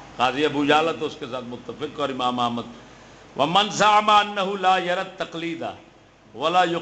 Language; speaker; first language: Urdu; non-native, local second language; Punjabi